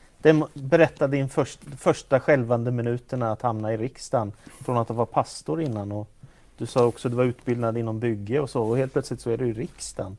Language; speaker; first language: Swedish; native; Swedish